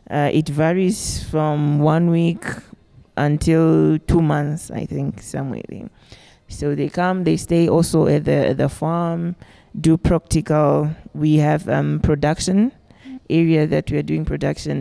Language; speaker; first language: English; non-native, local second language; Shona